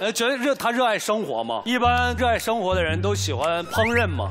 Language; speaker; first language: Chinese; native; Chinese